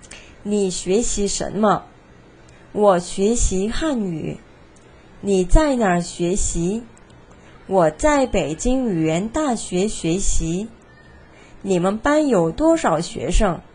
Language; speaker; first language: Chinese; non-native, fluent; Korean